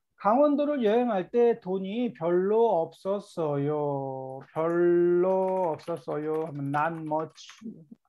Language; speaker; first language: Korean; native; Korean